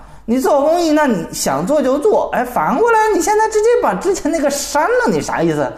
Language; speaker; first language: Chinese; native; Chinese